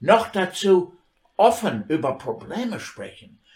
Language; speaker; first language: German; non-native, fluent; English